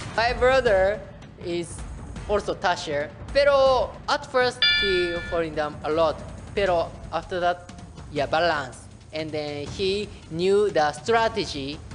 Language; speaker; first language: English; non-native, learner; Japanese